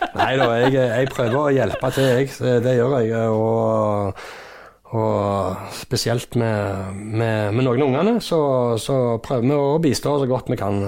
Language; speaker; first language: Norwegian; native; Norwegian